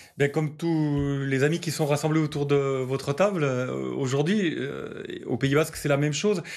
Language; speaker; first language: French; native; French